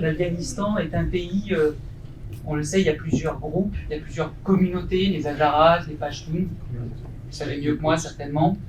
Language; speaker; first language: French; early bilingual, other home language; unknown